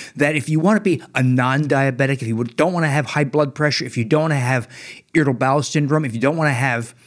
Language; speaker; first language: English; native; English